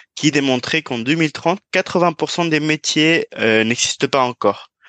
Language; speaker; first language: French; non-native, fluent; Spanish